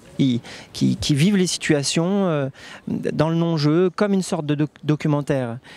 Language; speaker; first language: French; native; French